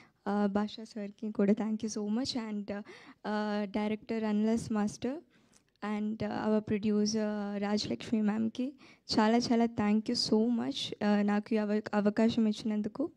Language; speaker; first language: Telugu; non-native, fluent; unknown